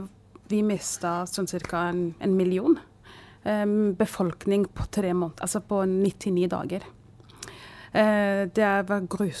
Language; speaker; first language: Swedish; non-native, fluent; Kinyarwanda